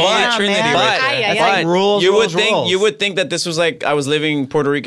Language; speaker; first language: English; non-native, fluent; Spanish